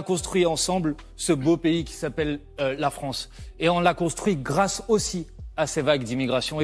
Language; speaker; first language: French; native; French